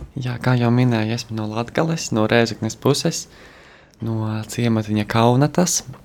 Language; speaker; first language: Latvian; native; Latvian